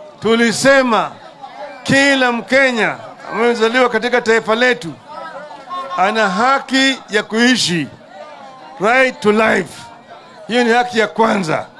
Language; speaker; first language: Swahili; non-native, local second language; Luo (Kenya and Tanzania)